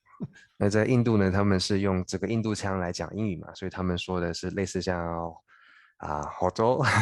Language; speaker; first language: Chinese; native; Chinese